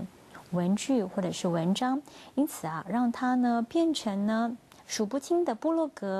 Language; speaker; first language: Chinese; native; Chinese